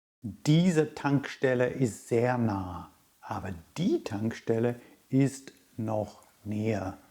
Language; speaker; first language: German; non-native, fluent; English